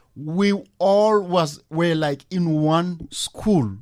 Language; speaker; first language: English; non-native, local second language; Northern Sotho